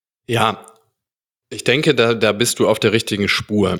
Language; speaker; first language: German; native; German